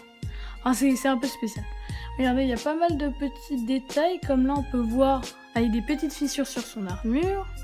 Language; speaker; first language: French; native; French